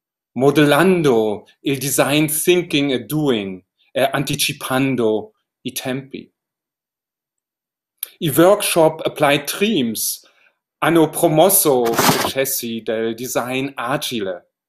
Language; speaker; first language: Italian; non-native, learner; German